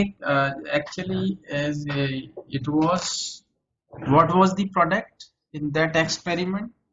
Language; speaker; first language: English; native; English